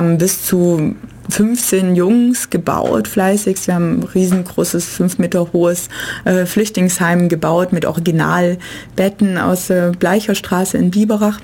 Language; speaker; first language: German; native; German